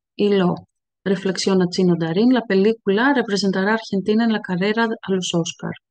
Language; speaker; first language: Spanish; non-native, fluent; Greek